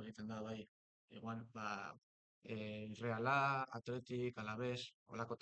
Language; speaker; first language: Basque; non-native, local second language; Spanish